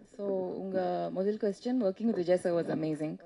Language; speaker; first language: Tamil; non-native, learner; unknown